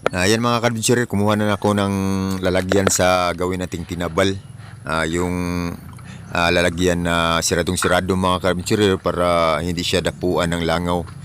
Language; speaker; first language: Filipino; non-native, local second language; Cebuano